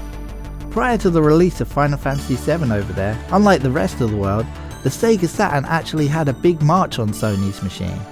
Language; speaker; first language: English; native; English